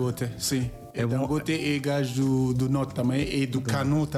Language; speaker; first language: Portuguese; non-native, learner; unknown